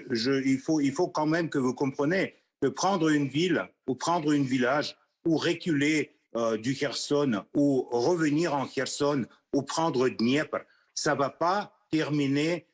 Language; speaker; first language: French; non-native, fluent; Russian